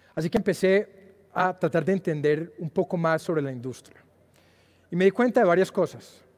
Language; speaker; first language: Spanish; native; Spanish